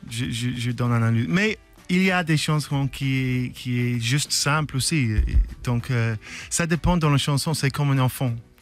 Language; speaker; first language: French; non-native, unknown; English